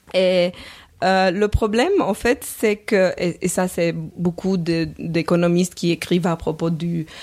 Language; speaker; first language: French; non-native, fluent; Romanian